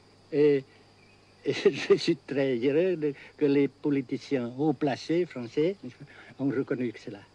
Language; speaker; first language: French; non-native, fluent; Vietnamese